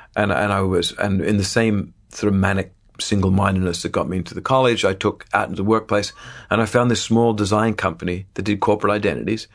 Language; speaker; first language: English; native; English